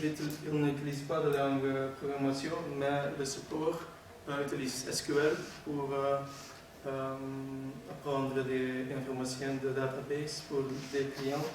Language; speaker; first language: French; non-native, learner; Dutch